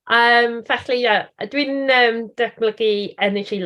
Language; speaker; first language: Welsh; non-native, learner; English